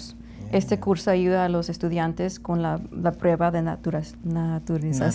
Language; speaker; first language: Spanish; non-native, learner; English